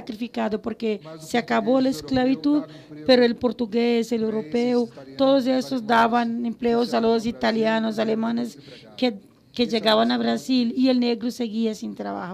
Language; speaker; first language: Spanish; non-native, fluent; Portuguese